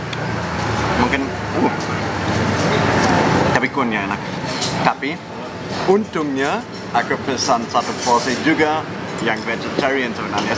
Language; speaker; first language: Indonesian; non-native, fluent; German